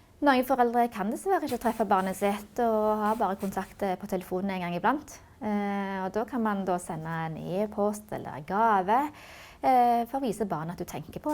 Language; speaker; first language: Norwegian; native; Norwegian